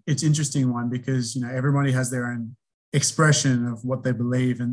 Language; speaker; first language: English; native; English